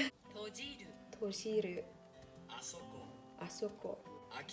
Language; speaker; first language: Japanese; non-native, learner; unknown